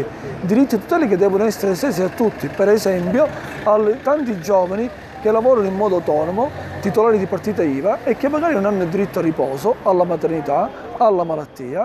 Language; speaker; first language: Italian; native; Italian